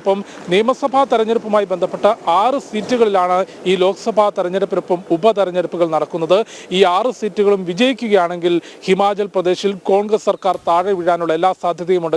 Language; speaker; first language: Malayalam; native; Malayalam